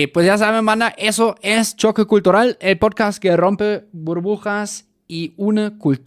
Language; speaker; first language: Spanish; native; Spanish